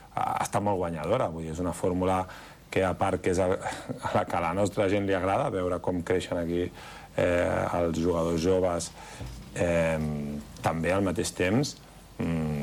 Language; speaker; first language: Catalan; native; Catalan